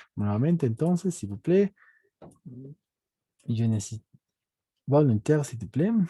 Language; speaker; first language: French; non-native, fluent; Spanish